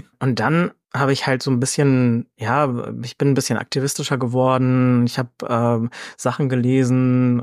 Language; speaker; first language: German; native; German